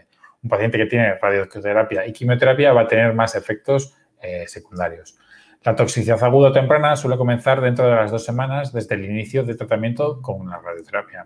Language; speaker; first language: Spanish; native; Spanish